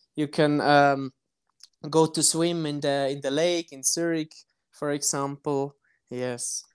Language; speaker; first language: English; non-native, fluent; German